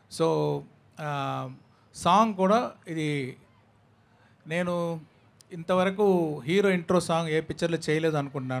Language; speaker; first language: Telugu; non-native, fluent; Tamil